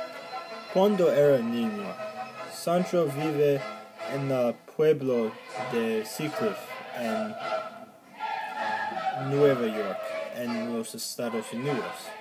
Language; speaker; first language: Spanish; non-native, learner; English